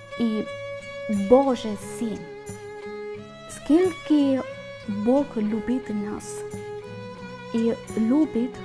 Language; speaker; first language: Ukrainian; non-native, learner; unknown